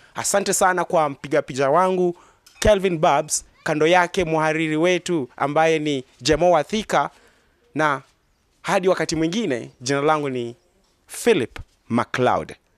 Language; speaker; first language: Swahili; non-native, local second language; Kikuyu